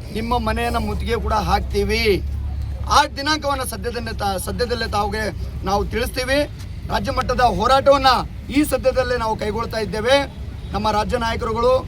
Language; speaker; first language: Kannada; non-native, local second language; Lambadi